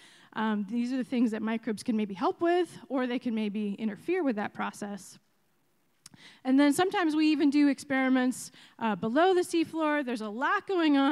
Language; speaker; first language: English; native; English